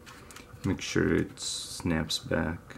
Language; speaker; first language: English; native; English